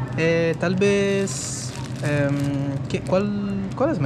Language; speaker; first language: Spanish; non-native, fluent; English